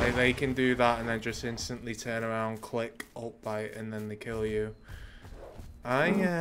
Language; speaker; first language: English; native; English